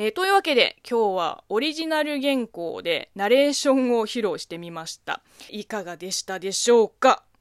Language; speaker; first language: Japanese; non-native, fluent; Chinese